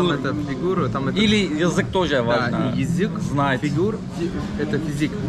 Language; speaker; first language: Russian; non-native, learner; Turkish